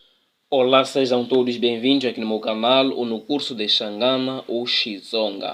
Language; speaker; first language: Portuguese; non-native, local second language; Tsonga